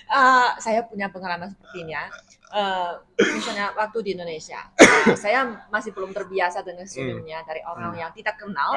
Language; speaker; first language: Indonesian; non-native, fluent; Chinese